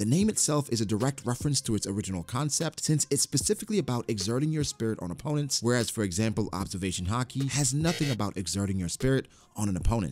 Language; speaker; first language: English; native; English